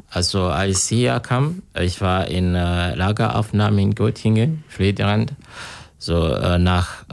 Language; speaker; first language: German; non-native, learner; Kinyarwanda